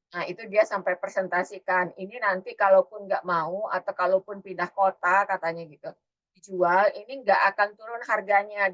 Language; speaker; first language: Indonesian; native; Indonesian